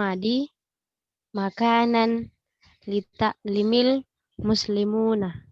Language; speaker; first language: Arabic; non-native, learner; Indonesian